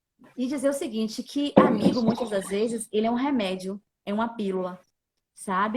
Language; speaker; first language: Portuguese; native; Portuguese